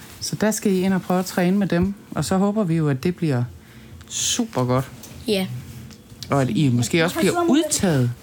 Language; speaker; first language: Danish; native; Danish